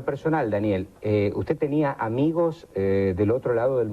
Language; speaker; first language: Spanish; native; Spanish